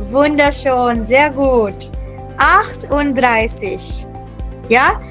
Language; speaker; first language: German; non-native, fluent; Hindi